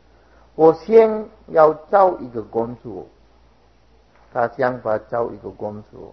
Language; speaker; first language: Chinese; non-native, fluent; Sinhala